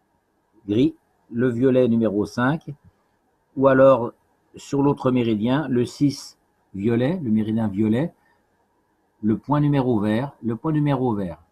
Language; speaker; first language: French; native; French